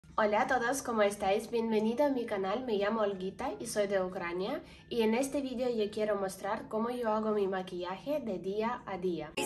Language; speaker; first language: Spanish; non-native, learner; Ukrainian